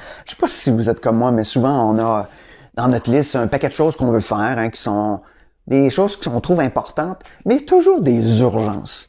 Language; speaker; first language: French; native; French